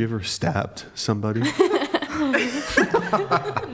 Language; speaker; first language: English; native; English